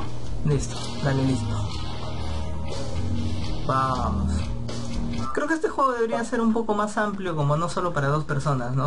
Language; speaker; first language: Spanish; native; Spanish